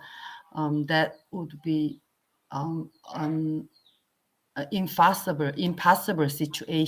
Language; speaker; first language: English; non-native, learner; Korean